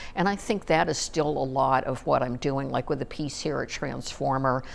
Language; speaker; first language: English; native; English